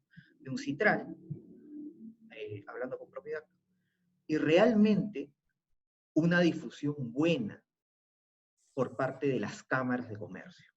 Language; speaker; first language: Spanish; native; Spanish